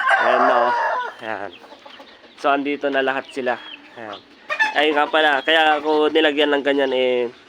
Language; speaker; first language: Filipino; native; Filipino